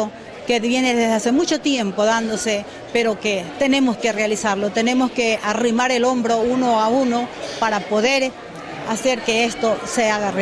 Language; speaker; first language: Spanish; native; Spanish